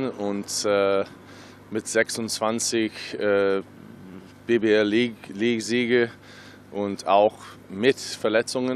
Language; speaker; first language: German; non-native, fluent; English